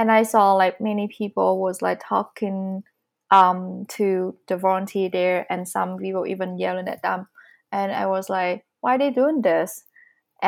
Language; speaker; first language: English; non-native, fluent; Vietnamese